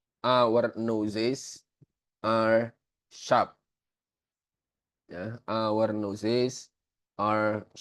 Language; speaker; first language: English; non-native, fluent; Indonesian